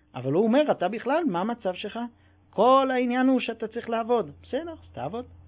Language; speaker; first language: Hebrew; non-native, fluent; English